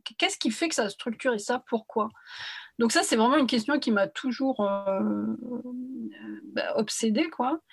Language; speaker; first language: French; early bilingual, other home language; Arabic